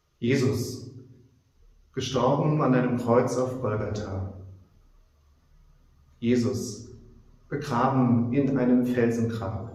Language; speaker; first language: German; native; German